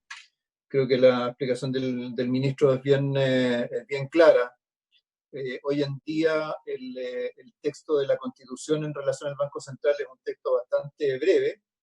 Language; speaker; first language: Spanish; native; Spanish